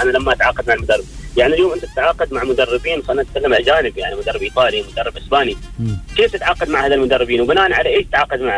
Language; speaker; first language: Arabic; native; Arabic